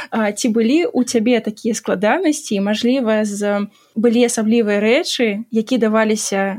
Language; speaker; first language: Belarusian; non-native, local second language; Russian